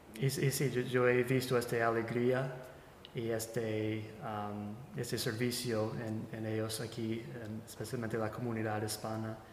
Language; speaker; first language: Spanish; non-native, fluent; English